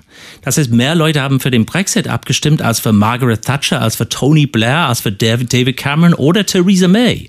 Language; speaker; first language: German; non-native, fluent; English